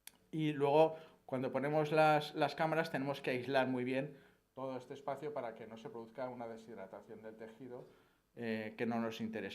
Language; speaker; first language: Spanish; native; Spanish